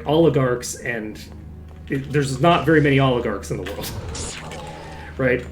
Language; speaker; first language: English; native; English